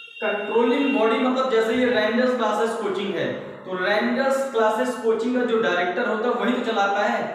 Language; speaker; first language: Hindi; native; Hindi